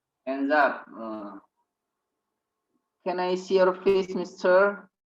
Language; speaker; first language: English; non-native, fluent; Indonesian